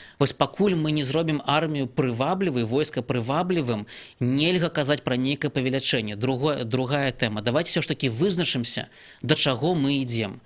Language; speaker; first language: Belarusian; native; Belarusian